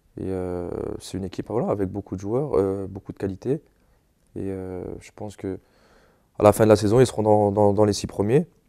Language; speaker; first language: French; native; French